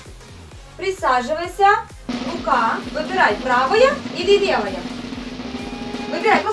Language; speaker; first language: Russian; native; Russian